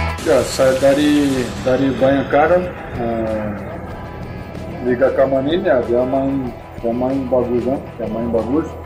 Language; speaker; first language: Indonesian; non-native, fluent; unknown